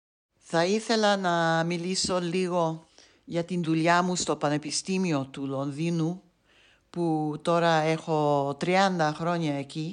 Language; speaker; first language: Greek; non-native, fluent; English